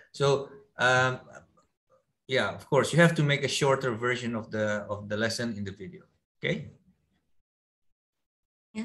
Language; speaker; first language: English; non-native, fluent; Indonesian